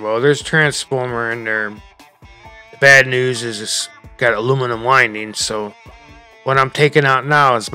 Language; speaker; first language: English; native; English